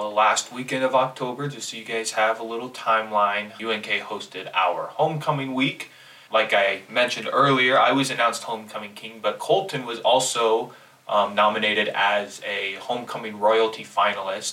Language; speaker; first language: English; native; English